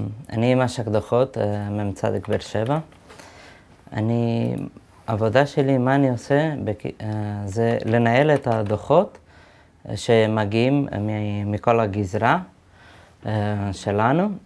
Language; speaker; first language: Hebrew; non-native, fluent; Portuguese